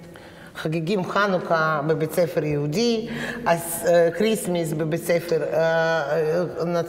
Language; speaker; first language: Hebrew; non-native, fluent; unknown